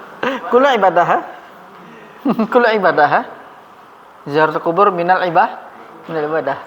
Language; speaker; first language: Arabic; non-native, fluent; Indonesian